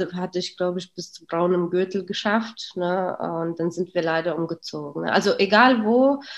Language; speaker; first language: German; early bilingual, other home language; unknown